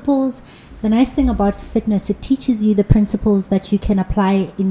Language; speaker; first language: English; non-native, local second language; Zulu